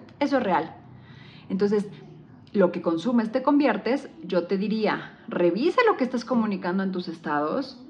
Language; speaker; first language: Spanish; native; Spanish